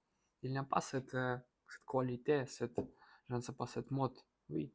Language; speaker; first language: French; non-native, learner; Russian